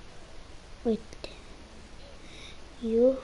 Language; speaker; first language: English; non-native, learner; French